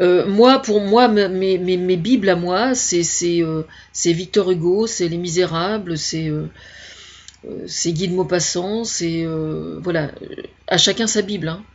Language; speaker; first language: French; native; French